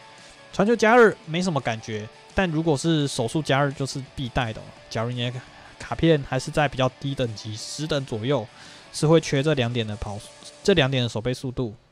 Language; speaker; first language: Chinese; native; Chinese